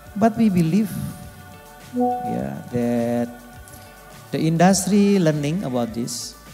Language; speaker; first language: English; non-native, fluent; Indonesian